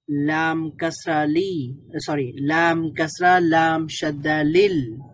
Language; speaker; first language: Arabic; non-native, learner; Bangla